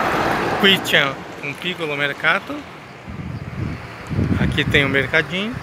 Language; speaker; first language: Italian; non-native, learner; Portuguese